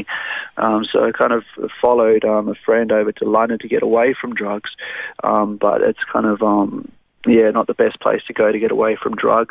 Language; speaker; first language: English; native; English